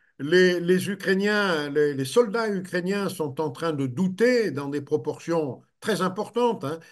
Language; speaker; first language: French; native; French